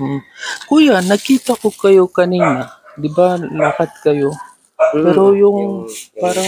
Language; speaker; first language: Filipino; non-native, learner; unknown